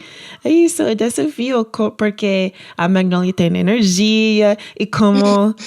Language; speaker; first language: Portuguese; non-native, learner; English